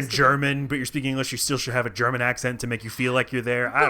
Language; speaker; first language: English; native; English